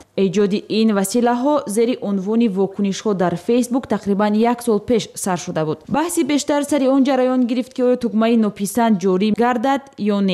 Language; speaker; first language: Tajik; native; Tajik